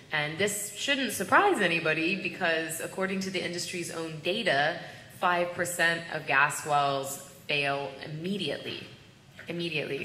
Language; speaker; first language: English; native; English